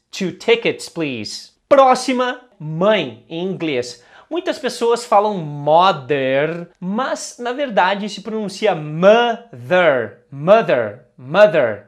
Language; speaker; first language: Portuguese; native; Portuguese